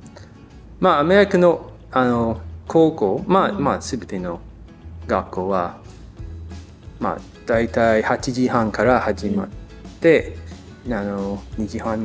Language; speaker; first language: Japanese; non-native, learner; English